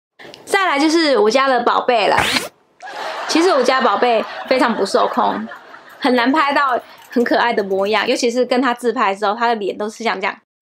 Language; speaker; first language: Chinese; native; Chinese